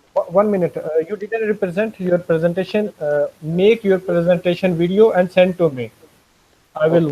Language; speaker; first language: English; non-native, fluent; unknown